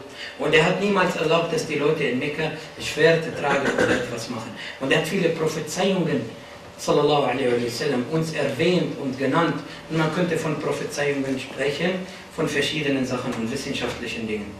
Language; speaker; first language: German; non-native, fluent; Arabic